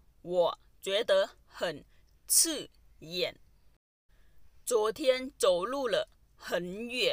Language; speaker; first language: Chinese; non-native, fluent; Thai